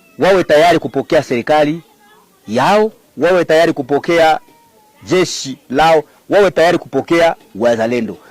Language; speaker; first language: Swahili; native; Swahili